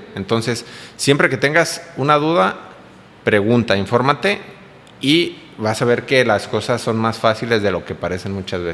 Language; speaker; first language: Spanish; native; Spanish